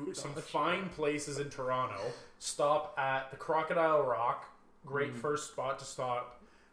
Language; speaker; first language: English; native; English